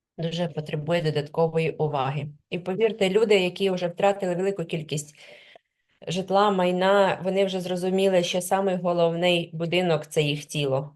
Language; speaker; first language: Ukrainian; non-native, local second language; Russian